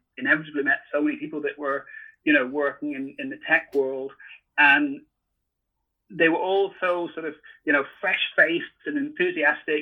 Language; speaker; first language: English; native; English